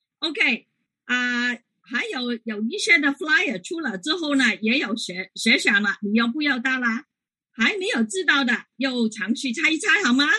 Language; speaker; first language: Chinese; non-native, local second language; Cantonese